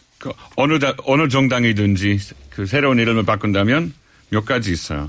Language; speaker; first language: Korean; non-native, fluent; English